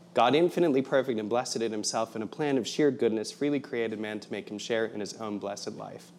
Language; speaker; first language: English; native; English